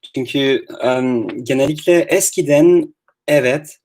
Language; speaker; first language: Turkish; non-native, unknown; English